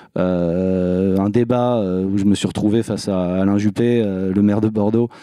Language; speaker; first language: French; native; French